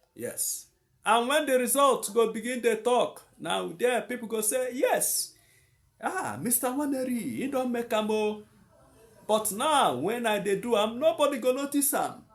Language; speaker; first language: Nigerian Pidgin; non-native, local second language; Igbo